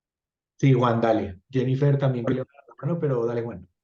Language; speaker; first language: Spanish; native; Spanish